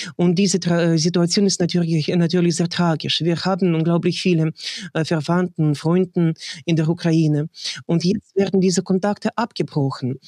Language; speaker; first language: German; non-native, fluent; Russian